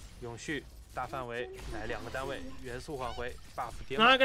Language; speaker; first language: Chinese; native; Chinese